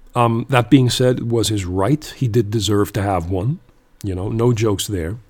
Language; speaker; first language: English; non-native, fluent; German